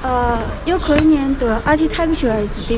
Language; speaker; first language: English; non-native, learner; Chinese